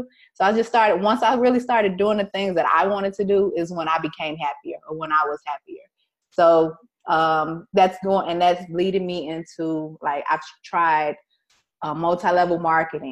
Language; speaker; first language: English; native; English